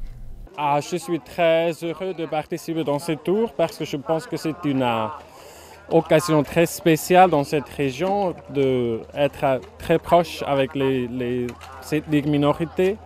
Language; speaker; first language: French; non-native, learner; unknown